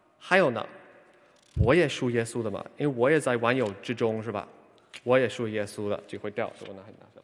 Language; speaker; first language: Chinese; non-native, fluent; English